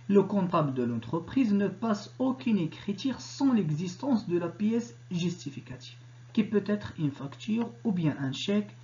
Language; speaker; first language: French; non-native, local second language; Arabic